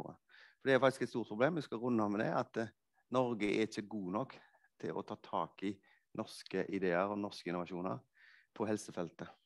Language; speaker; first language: Norwegian; native; Norwegian